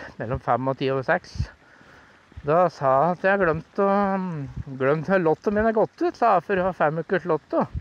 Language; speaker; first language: Norwegian; native; Norwegian